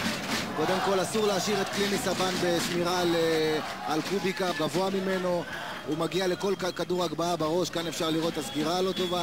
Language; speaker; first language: Hebrew; native; Hebrew